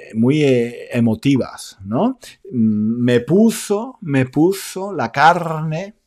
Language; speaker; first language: Spanish; native; Spanish